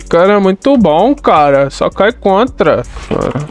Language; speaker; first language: Portuguese; native; Portuguese